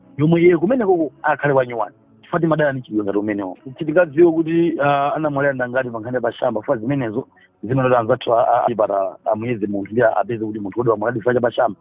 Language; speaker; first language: Nyanja; native; Nyanja